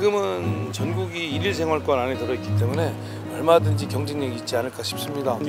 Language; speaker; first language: Korean; native; Korean